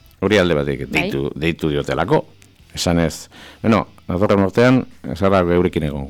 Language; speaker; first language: Basque; native; Basque